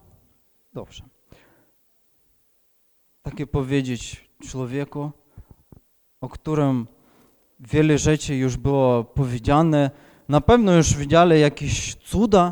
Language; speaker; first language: Polish; non-native, fluent; Ukrainian